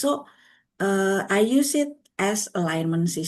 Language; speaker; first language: English; non-native, learner; Indonesian